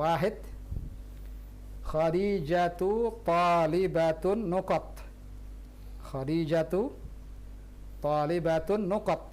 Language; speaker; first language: Arabic; non-native, fluent; Indonesian